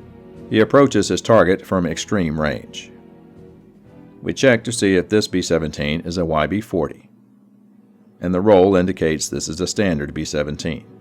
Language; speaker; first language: English; native; English